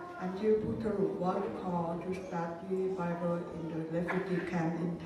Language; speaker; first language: English; non-native, learner; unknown